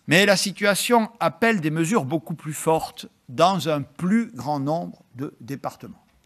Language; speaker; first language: French; native; French